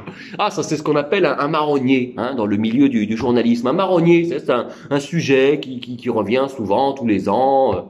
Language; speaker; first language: French; native; French